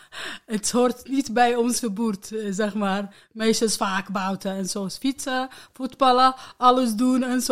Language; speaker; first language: Dutch; non-native, learner; Arabic